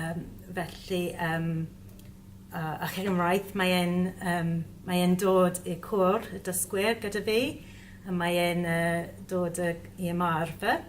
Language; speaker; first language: Welsh; non-native, learner; English